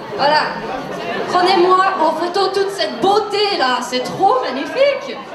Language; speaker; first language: French; non-native, fluent; German